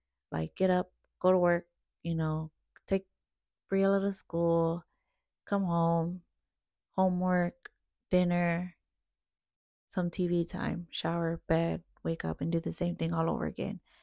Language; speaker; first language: English; early bilingual, other home language; Spanish